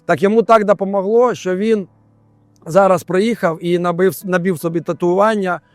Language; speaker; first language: Ukrainian; non-native, local second language; Russian